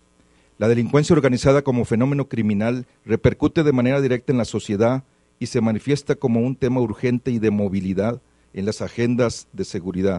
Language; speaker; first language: Spanish; native; Spanish